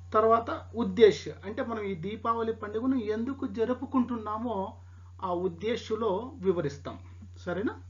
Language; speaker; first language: Telugu; non-native, local second language; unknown